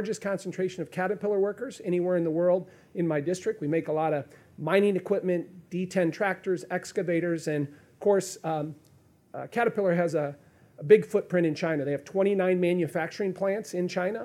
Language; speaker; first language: English; native; English